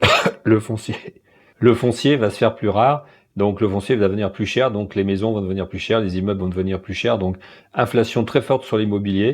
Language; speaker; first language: French; native; French